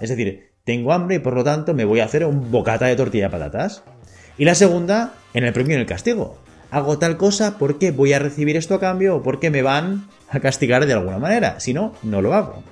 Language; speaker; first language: Spanish; native; Spanish